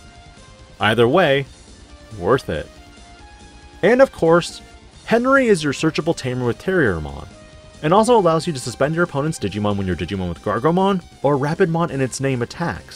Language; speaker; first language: English; native; English